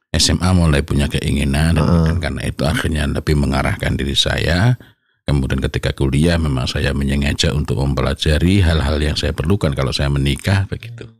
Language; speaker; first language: Indonesian; native; Indonesian